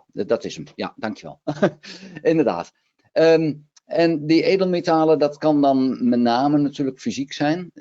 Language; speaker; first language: Dutch; native; Dutch